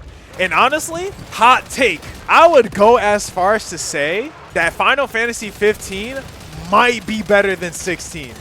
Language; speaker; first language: English; native; English